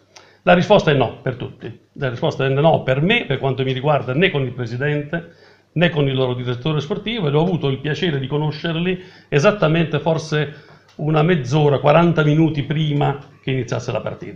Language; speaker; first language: Italian; native; Italian